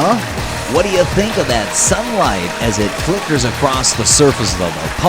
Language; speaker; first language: English; native; English